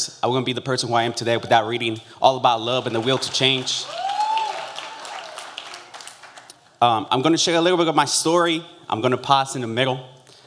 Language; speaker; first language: English; early bilingual, other home language; Spanish